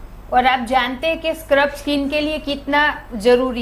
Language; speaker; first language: Hindi; native; Hindi